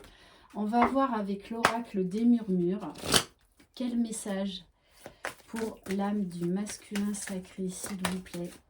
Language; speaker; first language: French; native; French